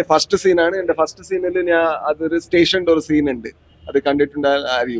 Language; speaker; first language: Malayalam; non-native, learner; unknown